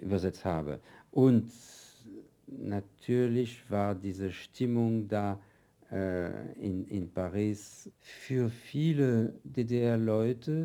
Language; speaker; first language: German; non-native, fluent; French